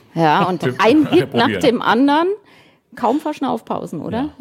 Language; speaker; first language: German; native; German